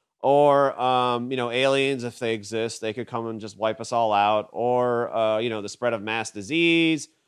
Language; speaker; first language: English; native; English